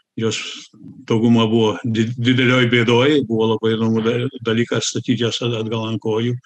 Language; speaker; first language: Lithuanian; early bilingual, heritage; Lithuanian